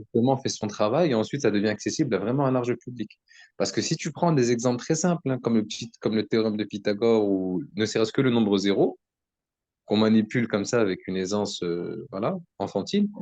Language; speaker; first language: French; native; French